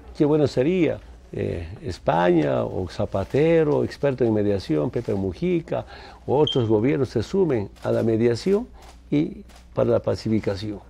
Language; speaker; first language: Spanish; non-native, local second language; Aymara